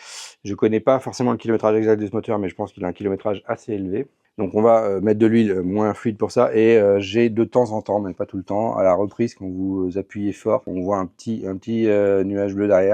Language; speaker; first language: French; native; French